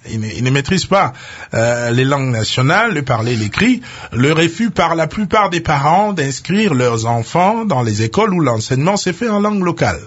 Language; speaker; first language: French; non-native, local second language; Lingala